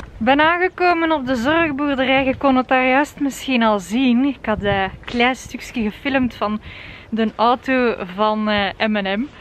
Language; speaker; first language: Dutch; native; Dutch